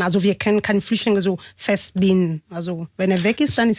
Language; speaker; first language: German; non-native, fluent; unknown